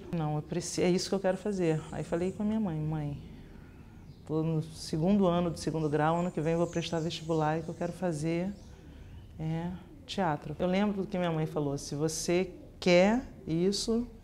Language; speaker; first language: Portuguese; native; Portuguese